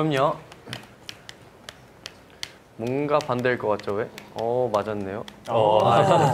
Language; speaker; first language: Korean; non-native, fluent; Chinese